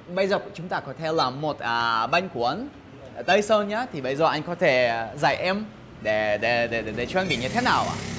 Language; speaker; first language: Vietnamese; non-native, learner; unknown